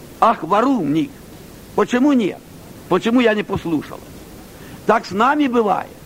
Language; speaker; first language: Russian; non-native, local second language; Ukrainian